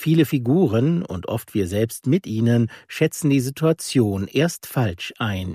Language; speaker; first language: German; native; German